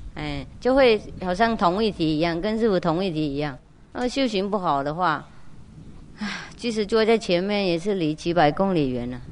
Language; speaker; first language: Chinese; non-native, fluent; Vietnamese